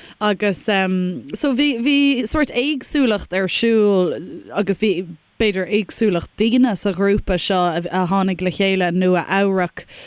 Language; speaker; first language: Irish; non-native, local second language; English